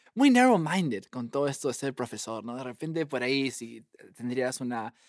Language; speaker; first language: Spanish; native; Spanish